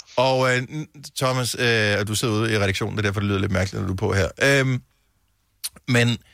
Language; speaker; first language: Danish; native; Danish